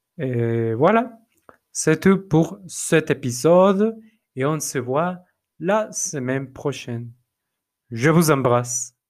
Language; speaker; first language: French; non-native, fluent; Spanish